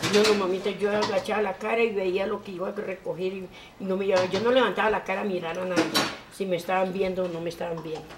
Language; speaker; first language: Spanish; native; Spanish